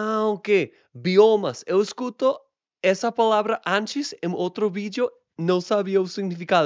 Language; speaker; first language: Portuguese; non-native, learner; English